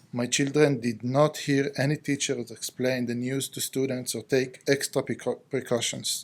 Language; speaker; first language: English; non-native, fluent; Hebrew